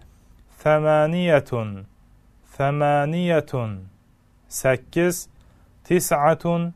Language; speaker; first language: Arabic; non-native, fluent; Uzbek